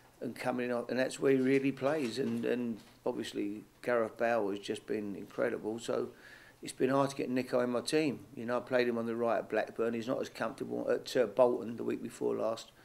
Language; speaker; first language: English; native; English